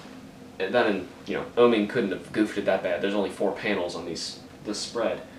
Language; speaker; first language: English; native; English